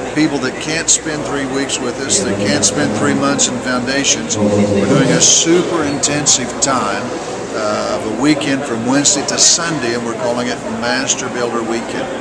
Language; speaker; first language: English; native; English